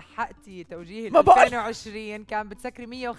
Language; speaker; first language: Arabic; native; Arabic